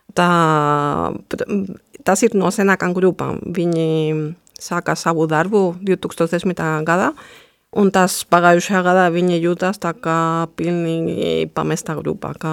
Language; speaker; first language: Latvian; non-native, fluent; Spanish